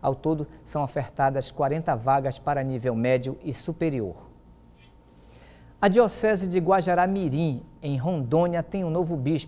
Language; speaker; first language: Portuguese; native; Portuguese